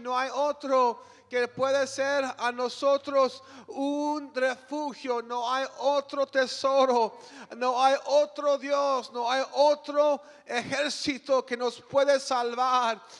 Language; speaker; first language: Spanish; early bilingual, heritage; Spanish